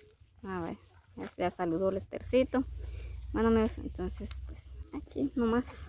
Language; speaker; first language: Spanish; native; Spanish